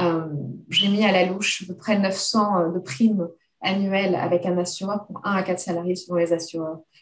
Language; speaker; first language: French; native; French